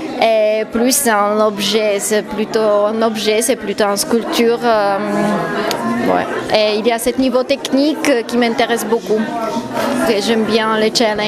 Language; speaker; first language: French; non-native, fluent; Polish